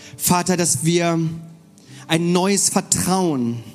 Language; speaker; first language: German; non-native, fluent; Korean